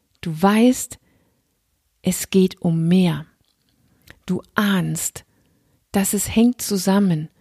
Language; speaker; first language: German; non-native, fluent; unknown